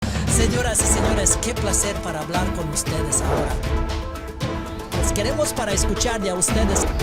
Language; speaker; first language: Spanish; non-native, learner; English